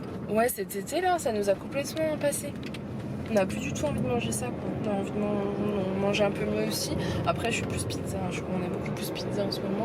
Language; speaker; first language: French; native; French